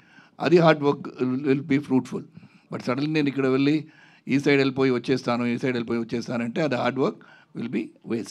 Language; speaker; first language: Telugu; non-native, learner; Tamil